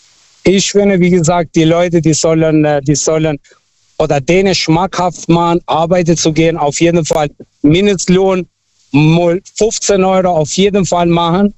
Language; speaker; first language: German; non-native, fluent; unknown